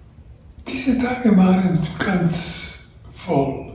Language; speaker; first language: German; non-native, learner; Croatian